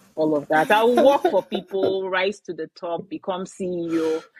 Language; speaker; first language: English; non-native, local second language; Igbo